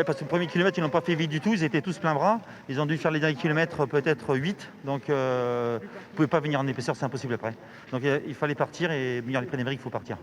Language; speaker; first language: French; native; French